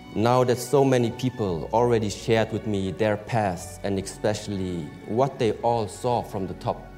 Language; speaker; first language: English; early bilingual, other home language; German